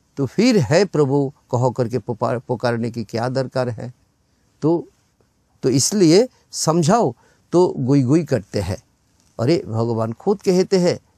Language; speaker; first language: Hindi; non-native, local second language; Bangla